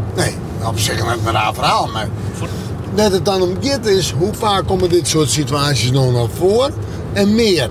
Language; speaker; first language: Dutch; non-native, local second language; Western Frisian